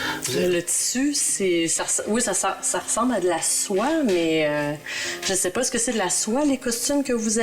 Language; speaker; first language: French; native; French